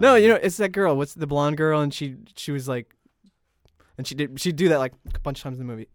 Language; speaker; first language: English; early bilingual, other home language; Swedish